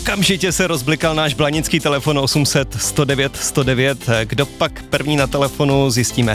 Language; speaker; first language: Czech; native; Czech